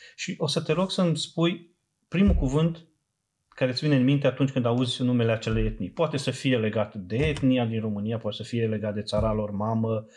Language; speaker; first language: Romanian; non-native, local second language; Serbian